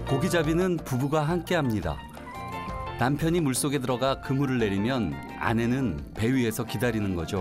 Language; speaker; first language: Korean; native; Korean